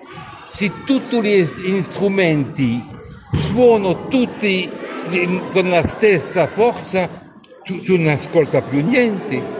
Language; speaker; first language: Italian; non-native, fluent; French